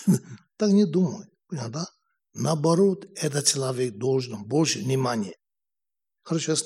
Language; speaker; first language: Russian; non-native, learner; Tibetan